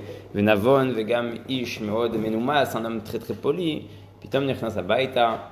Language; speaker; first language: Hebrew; non-native, fluent; French